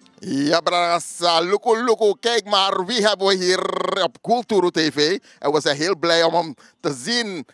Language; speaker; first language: Dutch; native; Dutch